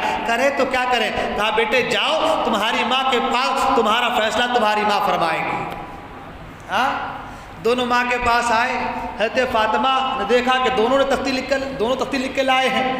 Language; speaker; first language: Urdu; native; Urdu